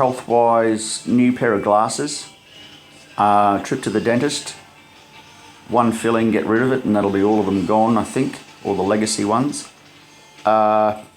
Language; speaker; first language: English; native; English